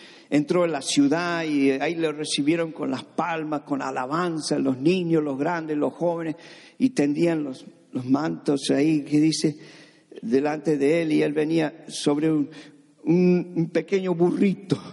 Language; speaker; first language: Spanish; native; Spanish